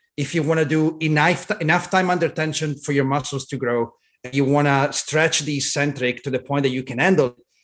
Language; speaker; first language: English; non-native, fluent; Italian